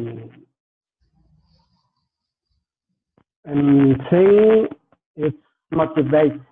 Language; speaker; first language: English; non-native, learner; Spanish